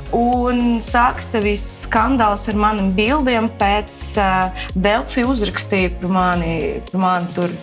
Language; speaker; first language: Latvian; non-native, local second language; Russian